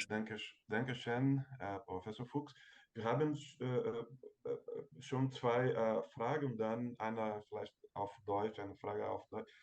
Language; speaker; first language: German; non-native, fluent; Portuguese